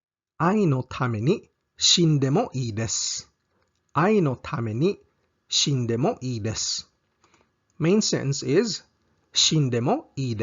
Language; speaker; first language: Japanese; non-native, fluent; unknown